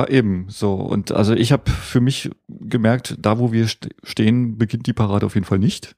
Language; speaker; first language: German; native; German